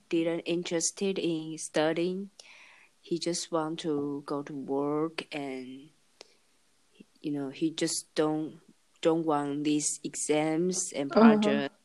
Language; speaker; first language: English; non-native, learner; Chinese